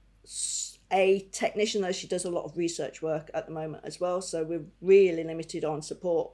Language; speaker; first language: English; native; English